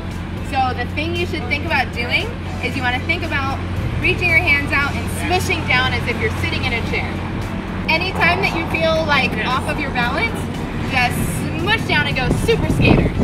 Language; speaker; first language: English; native; English